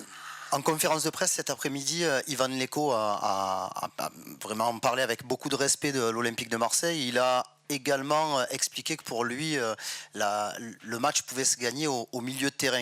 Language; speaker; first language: French; native; French